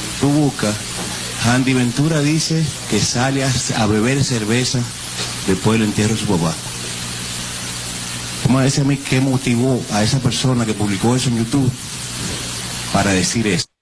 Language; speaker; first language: Spanish; native; Spanish